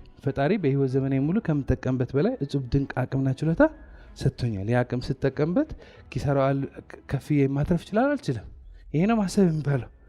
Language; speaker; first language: Amharic; non-native, local second language; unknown